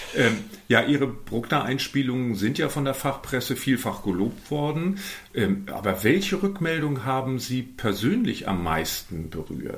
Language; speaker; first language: German; native; German